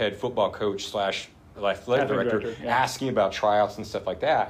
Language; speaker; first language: English; native; English